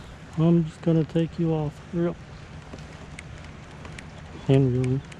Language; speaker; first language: English; native; English